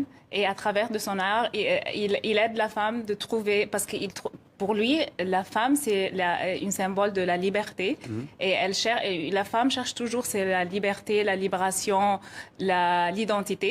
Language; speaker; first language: French; non-native, fluent; Arabic